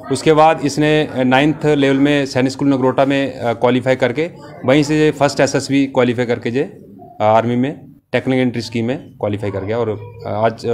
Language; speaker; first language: Hindi; native; Hindi